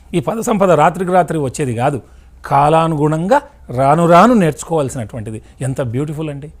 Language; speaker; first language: Telugu; native; Telugu